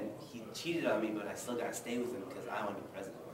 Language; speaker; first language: English; native; English